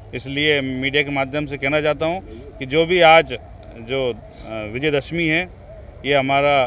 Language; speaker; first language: Hindi; native; Hindi